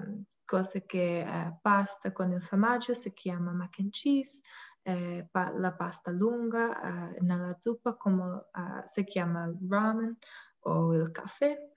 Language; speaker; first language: Italian; non-native, learner; English